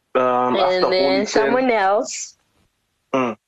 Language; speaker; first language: English; non-native, local second language; North Ndebele